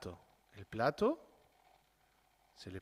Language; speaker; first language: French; non-native, fluent; Spanish